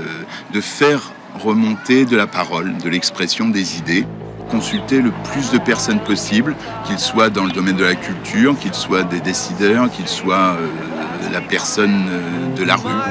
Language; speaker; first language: French; native; French